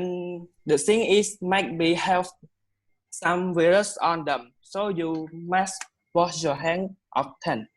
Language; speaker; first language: English; non-native, learner; Khmer